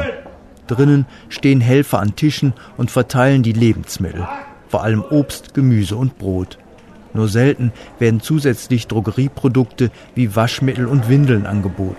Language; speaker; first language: German; native; German